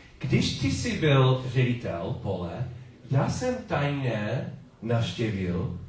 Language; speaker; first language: Czech; non-native, learner; English